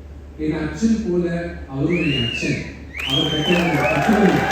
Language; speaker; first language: Tamil; non-native, local second language; Telugu